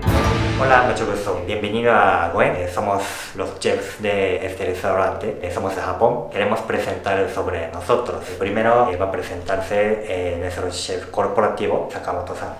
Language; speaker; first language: Spanish; non-native, fluent; Japanese